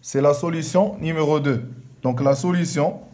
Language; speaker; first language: French; non-native, local second language; Arabic